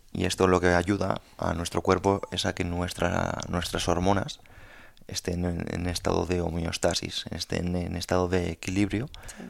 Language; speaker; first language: Spanish; native; Spanish